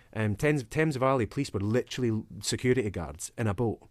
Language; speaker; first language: English; native; English